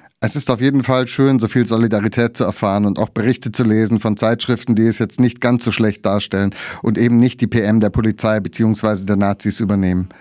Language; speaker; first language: German; native; German